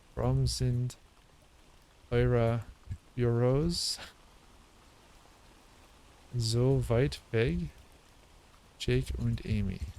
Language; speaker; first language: German; non-native, learner; English